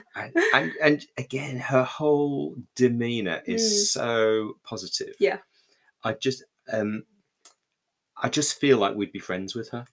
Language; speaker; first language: English; native; English